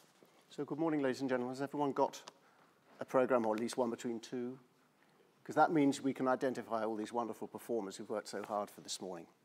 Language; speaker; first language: English; native; English